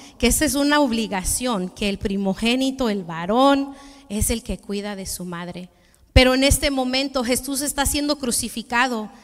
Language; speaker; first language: Spanish; early bilingual, heritage; Spanish